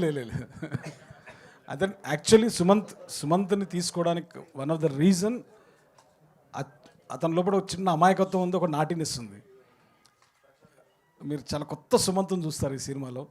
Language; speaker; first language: Telugu; native; Telugu